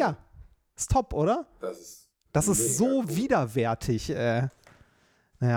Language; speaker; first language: German; native; German